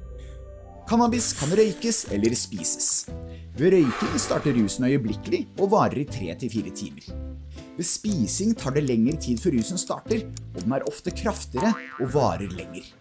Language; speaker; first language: Norwegian; native; Norwegian